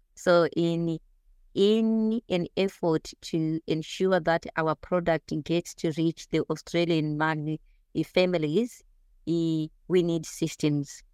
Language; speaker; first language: English; non-native, local second language; Shona